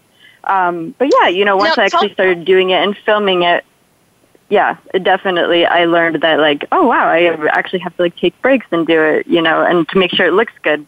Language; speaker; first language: English; non-native, fluent; Polish